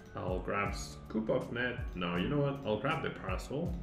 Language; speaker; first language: English; non-native, fluent; Spanish